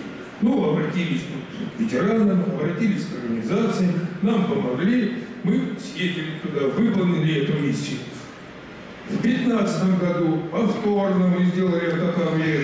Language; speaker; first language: Russian; native; Russian